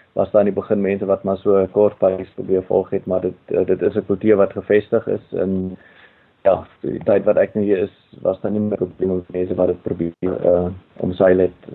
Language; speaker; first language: Afrikaans; non-native, fluent; German